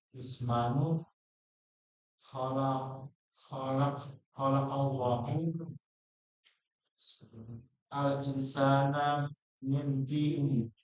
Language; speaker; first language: Arabic; non-native, learner; Indonesian